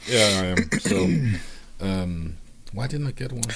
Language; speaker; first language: English; non-native, fluent; Danish